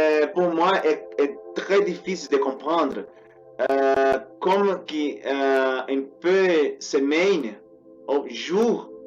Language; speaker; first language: French; non-native, learner; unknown